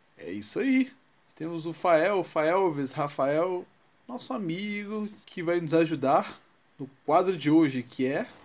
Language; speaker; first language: Portuguese; native; Portuguese